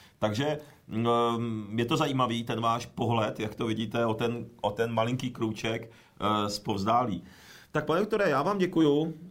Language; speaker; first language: Czech; early bilingual, other home language; Japanese